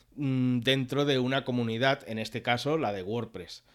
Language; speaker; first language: Spanish; non-native, local second language; Catalan